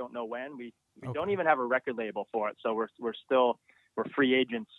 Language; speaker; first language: English; native; English